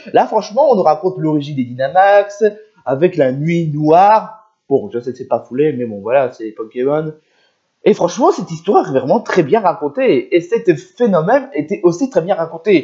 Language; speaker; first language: French; native; French